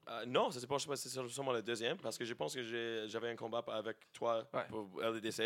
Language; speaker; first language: French; non-native, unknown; English